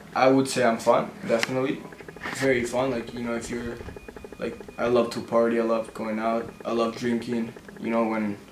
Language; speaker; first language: English; early bilingual, other home language; Spanish